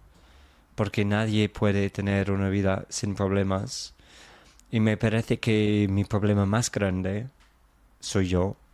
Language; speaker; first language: Spanish; non-native, fluent; English